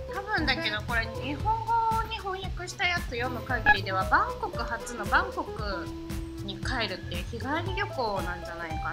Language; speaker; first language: Japanese; native; Japanese